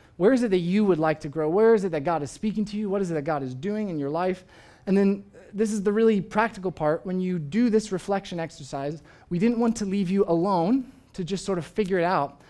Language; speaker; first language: English; native; English